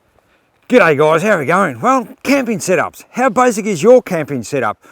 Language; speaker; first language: English; native; English